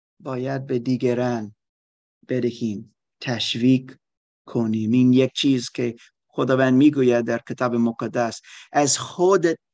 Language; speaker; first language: Persian; non-native, learner; German